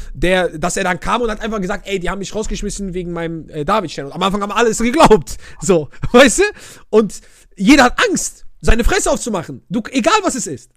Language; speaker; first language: German; early bilingual, other home language; Arabic